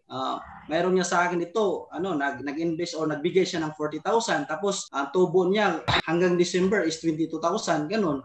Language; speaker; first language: Filipino; non-native, local second language; Cebuano